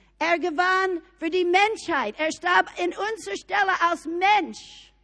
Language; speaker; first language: German; non-native, fluent; English